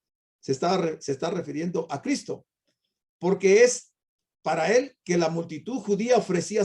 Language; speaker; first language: Spanish; native; Spanish